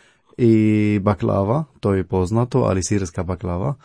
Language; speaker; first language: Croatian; non-native, learner; Arabic